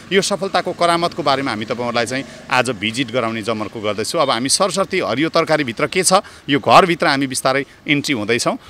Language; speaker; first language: Nepali; native; Nepali